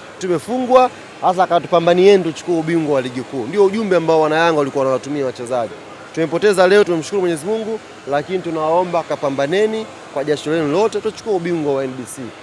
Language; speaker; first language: Swahili; native; Swahili